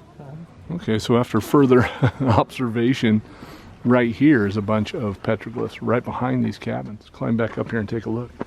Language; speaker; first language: English; native; English